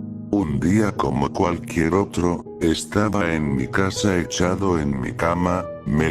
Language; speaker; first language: Spanish; native; Spanish